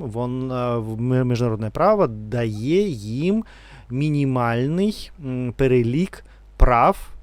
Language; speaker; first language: Ukrainian; non-native, learner; Russian